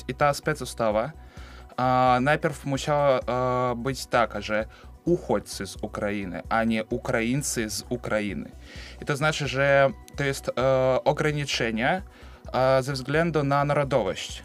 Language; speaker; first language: Ukrainian; non-native, learner; Belarusian